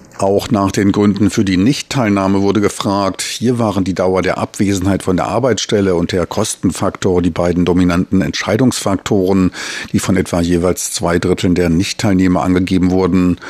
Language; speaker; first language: German; native; German